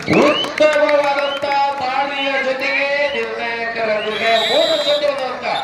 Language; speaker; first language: Kannada; non-native, local second language; Lambadi